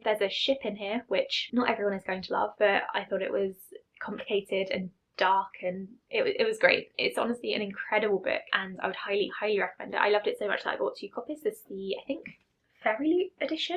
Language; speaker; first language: English; native; English